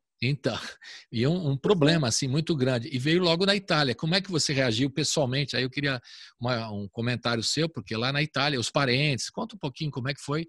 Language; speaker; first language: Portuguese; native; Portuguese